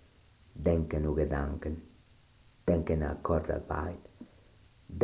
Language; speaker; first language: German; non-native, learner; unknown